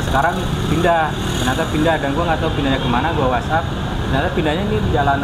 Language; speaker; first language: Indonesian; native; Indonesian